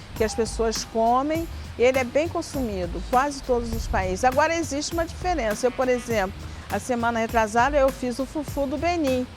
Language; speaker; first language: Portuguese; native; Portuguese